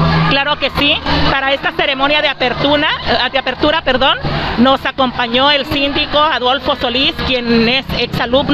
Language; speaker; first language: Spanish; native; Spanish